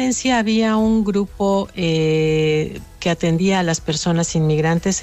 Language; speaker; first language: Spanish; native; Spanish